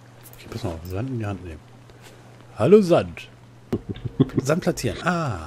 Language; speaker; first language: German; native; German